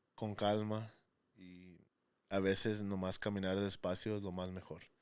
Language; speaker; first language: Spanish; early bilingual, heritage; Spanish